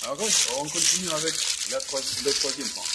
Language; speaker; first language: French; non-native, fluent; Russian